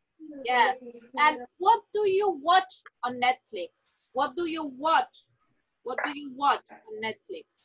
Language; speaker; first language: English; non-native, fluent; Spanish